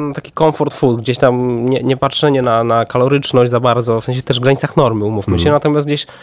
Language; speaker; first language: Polish; native; Polish